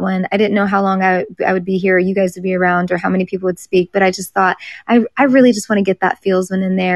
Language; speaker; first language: English; native; English